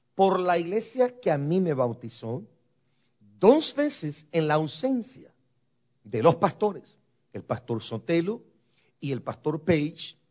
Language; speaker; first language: Spanish; native; Spanish